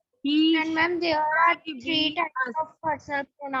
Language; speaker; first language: English; non-native, learner; Hindi